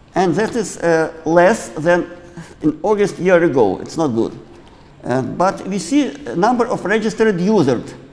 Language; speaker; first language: English; non-native, fluent; Ukrainian